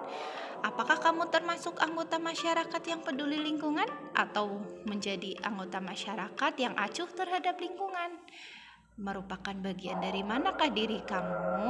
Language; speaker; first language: Indonesian; native; Indonesian